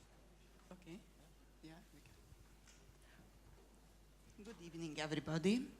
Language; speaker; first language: English; non-native, fluent; Hungarian